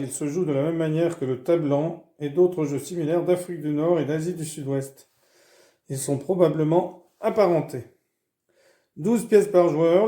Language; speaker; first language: French; native; French